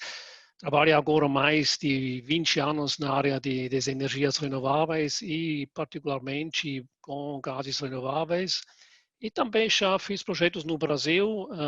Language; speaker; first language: Portuguese; non-native, fluent; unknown